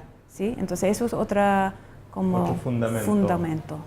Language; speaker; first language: Spanish; non-native, fluent; English